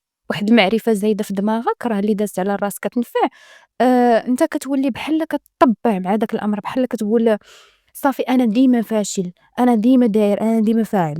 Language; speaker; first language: Arabic; native; Arabic